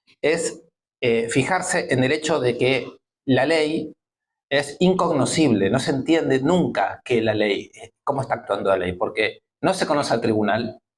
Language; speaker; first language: Spanish; native; Spanish